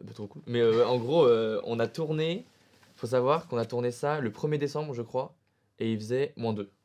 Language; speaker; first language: French; native; French